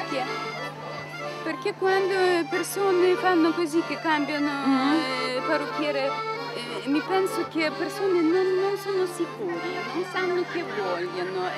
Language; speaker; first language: Italian; non-native, learner; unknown